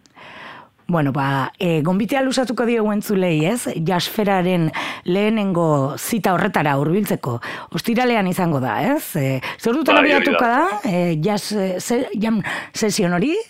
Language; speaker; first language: Basque; native; Basque